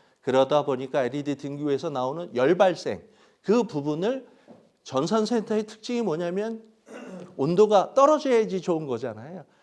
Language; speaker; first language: Korean; native; Korean